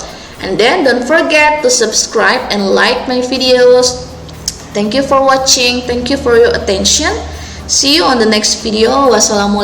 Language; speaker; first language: English; non-native, local second language; Indonesian